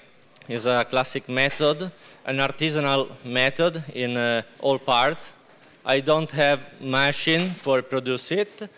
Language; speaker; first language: English; non-native, learner; Italian